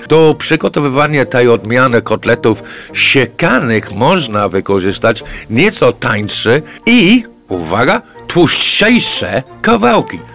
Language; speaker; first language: Polish; non-native, fluent; English